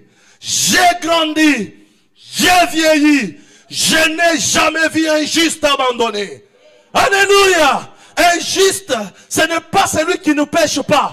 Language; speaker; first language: French; non-native, local second language; Swahili